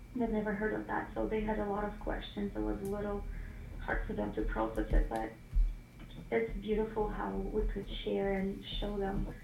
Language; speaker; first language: English; non-native, fluent; Ukrainian